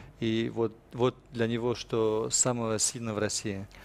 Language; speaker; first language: Russian; non-native, fluent; French